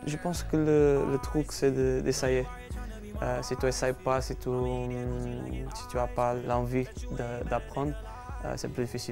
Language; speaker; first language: French; non-native, learner; Portuguese